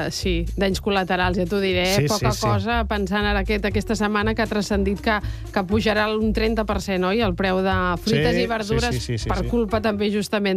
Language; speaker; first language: Catalan; native; Catalan